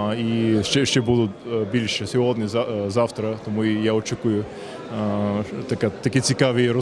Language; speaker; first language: Ukrainian; non-native, fluent; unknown